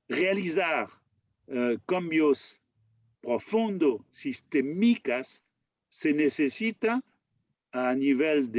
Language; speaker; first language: Spanish; non-native, learner; French